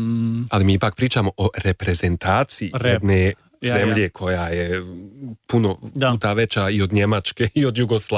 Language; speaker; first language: Croatian; native; Croatian